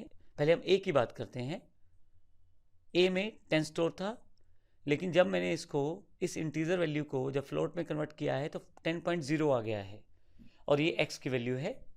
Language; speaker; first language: Hindi; native; Hindi